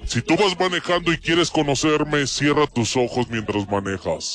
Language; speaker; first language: Spanish; native; Spanish